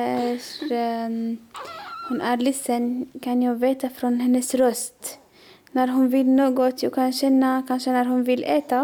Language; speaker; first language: Swedish; non-native, learner; Arabic